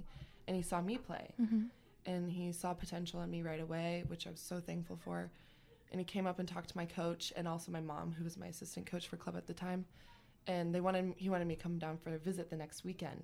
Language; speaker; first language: English; native; English